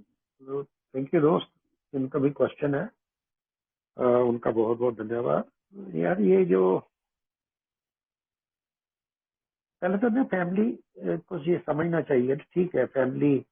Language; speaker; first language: Hindi; native; Hindi